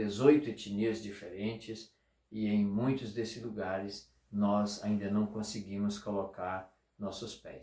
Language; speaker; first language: Portuguese; native; Portuguese